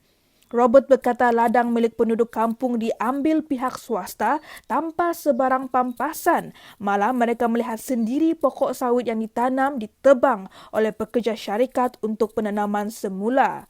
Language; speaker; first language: Malay; native; Malay